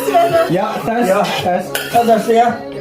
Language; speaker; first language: Dutch; early bilingual, other home language; Tibetan